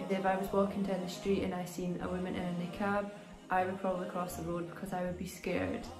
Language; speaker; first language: English; native; English